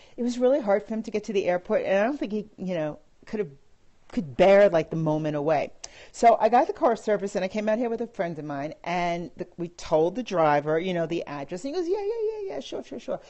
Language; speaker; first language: English; native; English